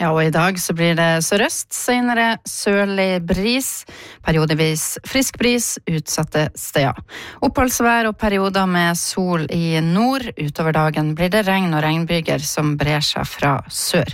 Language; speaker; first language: Norwegian; native; Norwegian